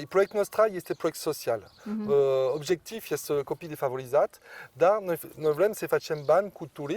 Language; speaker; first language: Romanian; non-native, learner; French